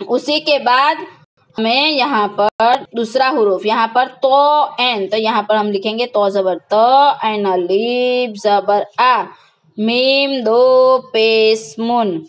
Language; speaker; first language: Hindi; non-native, local second language; Gujarati